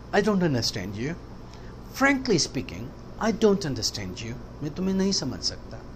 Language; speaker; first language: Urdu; native; Urdu